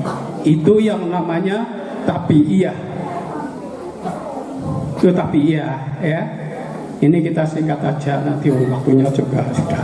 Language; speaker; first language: Indonesian; non-native, local second language; Javanese